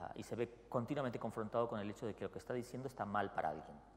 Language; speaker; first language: Spanish; native; Spanish